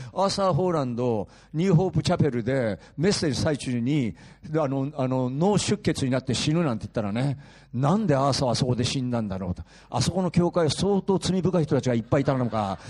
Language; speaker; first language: Japanese; early bilingual, heritage; Japanese